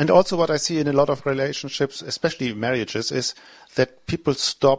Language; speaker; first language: English; non-native, fluent; German